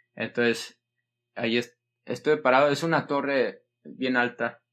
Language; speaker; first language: Spanish; early bilingual, heritage; Spanish